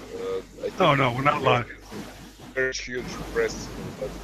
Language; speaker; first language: English; non-native, fluent; Croatian